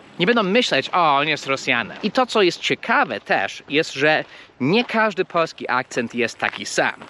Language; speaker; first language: Polish; early bilingual, heritage; Polish